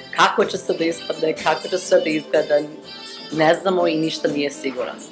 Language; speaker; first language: Serbian; early bilingual, heritage; Serbian